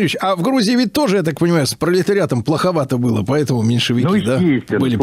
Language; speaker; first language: Russian; native; Russian